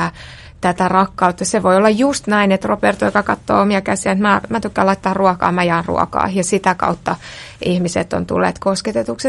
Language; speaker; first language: Finnish; native; Finnish